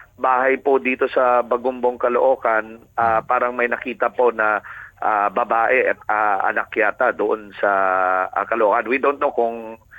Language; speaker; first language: Filipino; native; Filipino